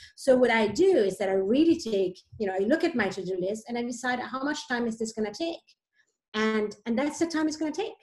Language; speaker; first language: English; non-native, fluent; Italian